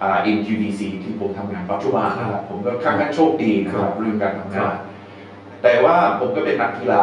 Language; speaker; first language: Thai; non-native, fluent; English